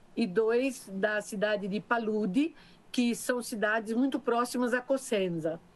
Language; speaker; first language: Portuguese; native; Portuguese